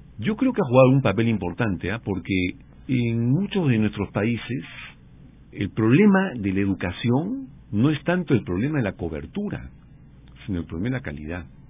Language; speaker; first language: Spanish; native; Spanish